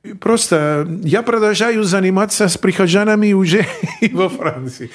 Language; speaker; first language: Russian; non-native, fluent; Greek